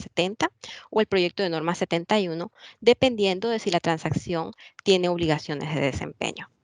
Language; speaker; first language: Spanish; native; Spanish